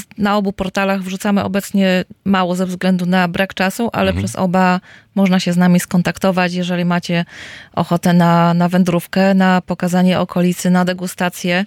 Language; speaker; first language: Polish; native; Polish